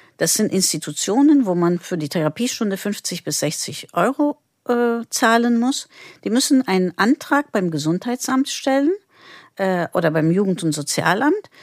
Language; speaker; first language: German; non-native, fluent; Turkish